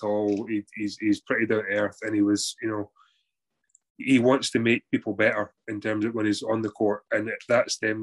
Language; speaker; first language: English; native; English